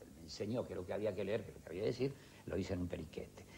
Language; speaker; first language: Spanish; early bilingual, other home language; Yiddish